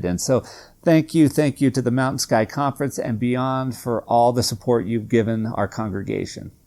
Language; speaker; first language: English; native; English